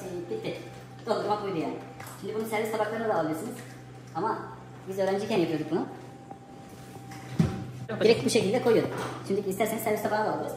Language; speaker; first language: Turkish; native; Turkish